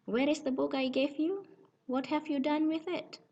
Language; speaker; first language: English; non-native, fluent; Indonesian